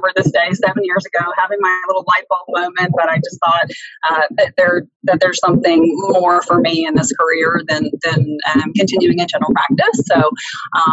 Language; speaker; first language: English; native; English